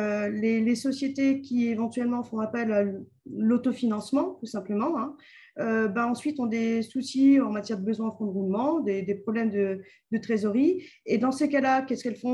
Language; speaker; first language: French; native; French